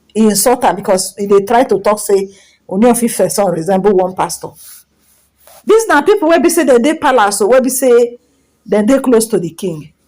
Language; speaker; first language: Nigerian Pidgin; native; Nigerian Pidgin